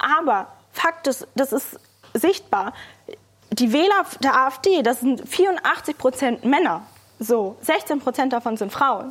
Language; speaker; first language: German; early bilingual, other home language; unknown